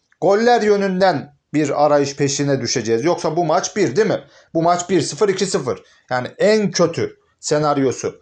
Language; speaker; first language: Turkish; native; Turkish